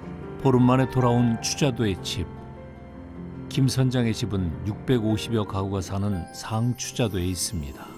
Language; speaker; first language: Korean; native; Korean